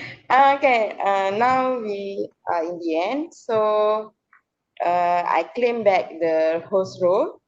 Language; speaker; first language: English; non-native, learner; Malay